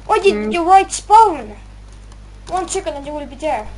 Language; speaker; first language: English; non-native, learner; Estonian